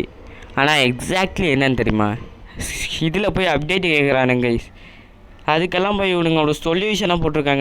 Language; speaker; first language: Tamil; native; Tamil